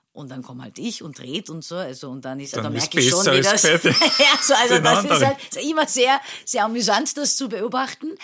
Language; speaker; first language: German; non-native, fluent; Turkish